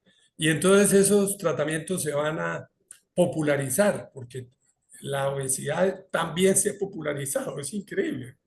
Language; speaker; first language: Spanish; native; Spanish